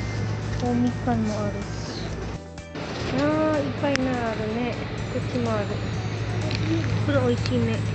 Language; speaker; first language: Japanese; non-native, learner; Filipino